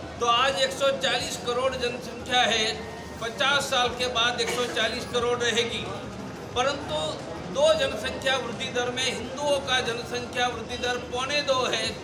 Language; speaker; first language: Hindi; native; Hindi